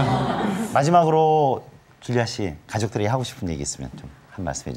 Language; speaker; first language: Korean; native; Korean